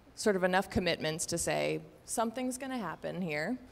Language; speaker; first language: English; native; English